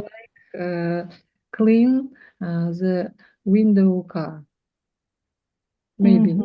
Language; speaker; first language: English; non-native, learner; Russian